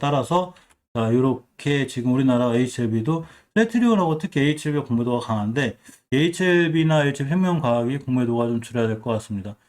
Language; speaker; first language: Korean; native; Korean